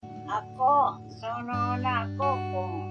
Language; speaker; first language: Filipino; non-native, local second language; Cebuano